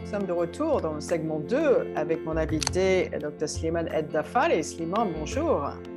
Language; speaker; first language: French; native; French